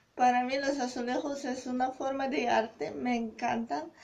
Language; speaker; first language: Spanish; non-native, fluent; Russian